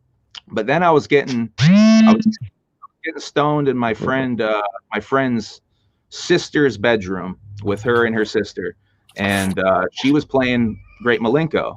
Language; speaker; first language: English; native; English